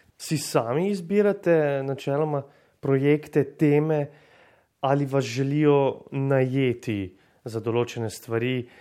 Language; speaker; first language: Slovenian; native; Slovenian